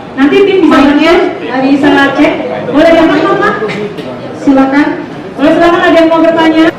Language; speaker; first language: Indonesian; native; Indonesian